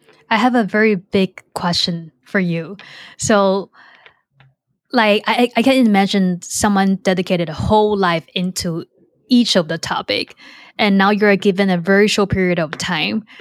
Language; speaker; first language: English; non-native, fluent; Chinese